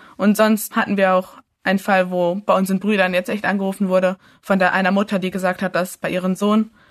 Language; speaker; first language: German; early bilingual, other home language; English